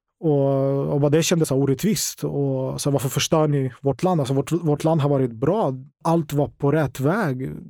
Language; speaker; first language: Swedish; non-native, fluent; Ukrainian